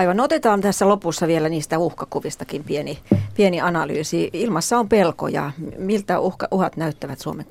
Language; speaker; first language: Finnish; native; Finnish